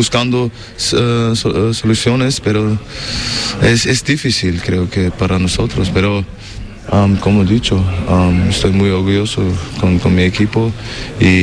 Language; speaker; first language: Spanish; non-native, learner; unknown